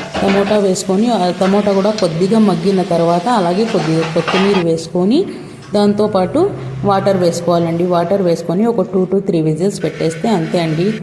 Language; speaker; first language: Telugu; non-native, local second language; Urdu